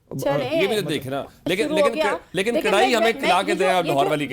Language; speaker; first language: Urdu; native; Urdu